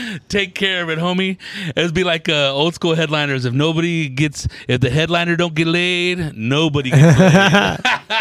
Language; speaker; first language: English; early bilingual, other home language; Spanish